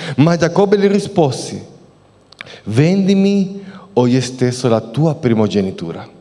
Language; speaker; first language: Italian; non-native, fluent; Spanish